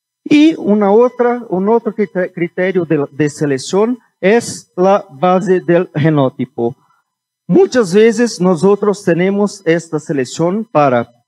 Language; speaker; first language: Spanish; non-native, fluent; Portuguese